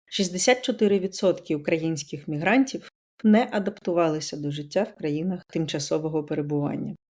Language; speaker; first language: Ukrainian; native; Ukrainian